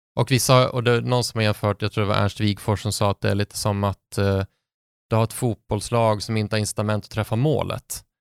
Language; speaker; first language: Swedish; native; Swedish